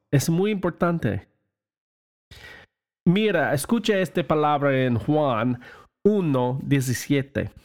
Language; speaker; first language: Spanish; non-native, learner; English